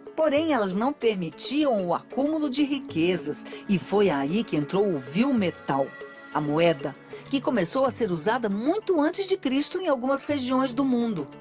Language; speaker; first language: Portuguese; native; Portuguese